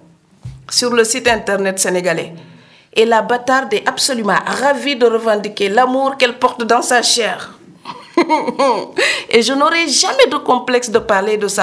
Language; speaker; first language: French; non-native, local second language; Serer